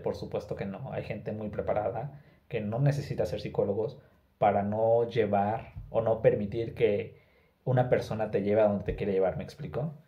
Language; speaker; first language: Spanish; native; Spanish